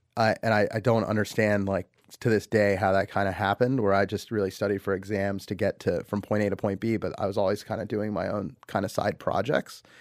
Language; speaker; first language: English; native; English